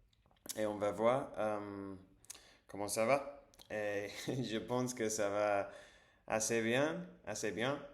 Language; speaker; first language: French; non-native, learner; English